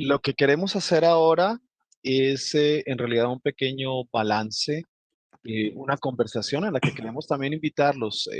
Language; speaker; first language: Spanish; native; Spanish